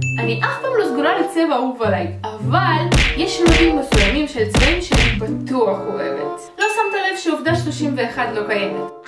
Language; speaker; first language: Hebrew; non-native, fluent; Russian